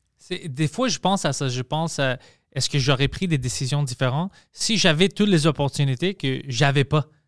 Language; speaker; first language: French; non-native, local second language; English